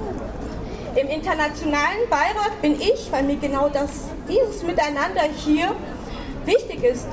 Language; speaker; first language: German; early bilingual, other home language; Turkish